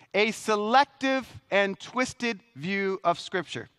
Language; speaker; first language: English; native; English